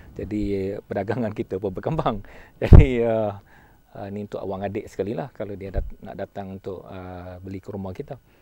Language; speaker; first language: Malay; native; Malay